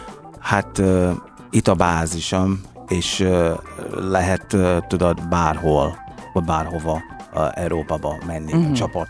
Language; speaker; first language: Hungarian; non-native, fluent; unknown